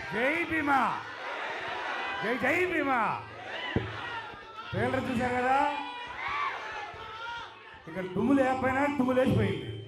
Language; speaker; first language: Telugu; native; Telugu